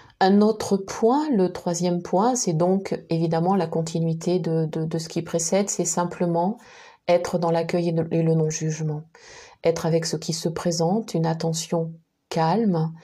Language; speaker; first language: French; native; French